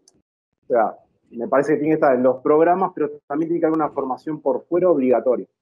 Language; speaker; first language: Spanish; native; Spanish